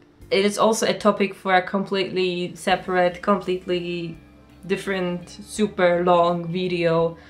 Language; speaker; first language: English; non-native, fluent; Polish